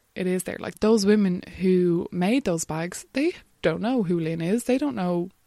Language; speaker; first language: English; native; English